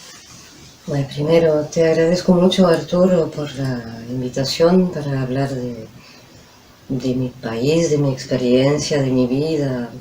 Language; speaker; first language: Spanish; non-native, fluent; French